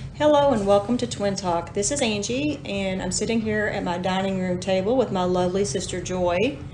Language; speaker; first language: English; native; English